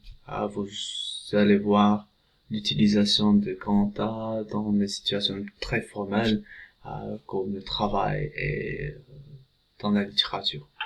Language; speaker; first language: French; non-native, fluent; English